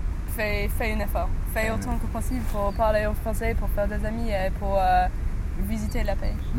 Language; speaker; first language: French; non-native, fluent; English